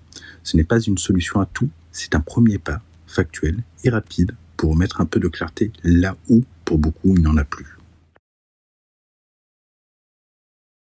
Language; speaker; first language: French; native; French